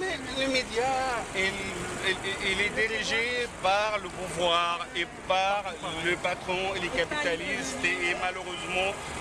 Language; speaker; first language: French; non-native, fluent; Arabic